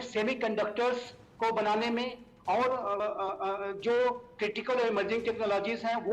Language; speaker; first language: Hindi; native; Hindi